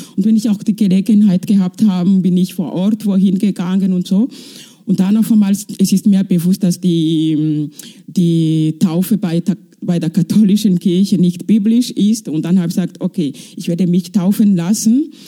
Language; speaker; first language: German; non-native, fluent; Kinyarwanda